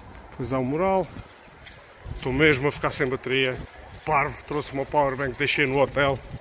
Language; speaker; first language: Portuguese; native; Portuguese